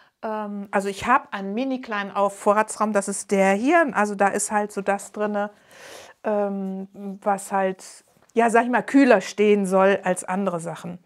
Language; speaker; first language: German; native; German